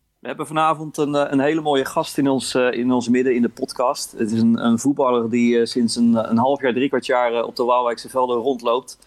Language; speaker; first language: Dutch; native; Dutch